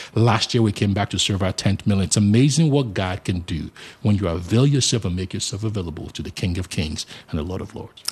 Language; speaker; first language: English; non-native, local second language; Yoruba